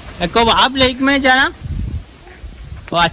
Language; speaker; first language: Hindi; non-native, learner; Malayalam